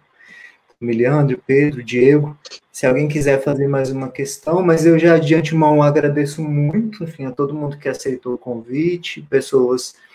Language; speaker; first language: Portuguese; native; Portuguese